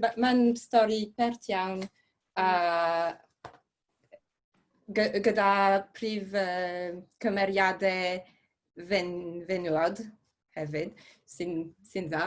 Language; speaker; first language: Welsh; non-native, fluent; French